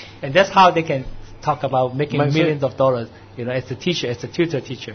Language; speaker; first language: English; non-native, local second language; Cantonese